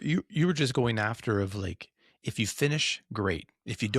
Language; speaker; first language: English; native; English